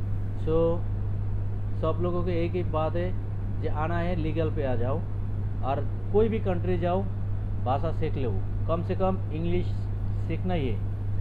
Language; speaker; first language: Hindi; non-native, learner; Bangla